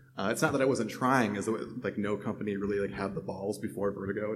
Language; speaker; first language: English; native; English